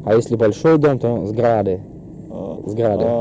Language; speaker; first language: Russian; native; Russian